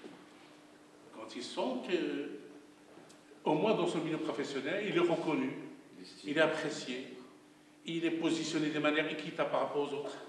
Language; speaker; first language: French; non-native, local second language; Arabic